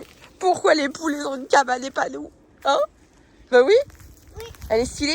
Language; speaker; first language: French; native; French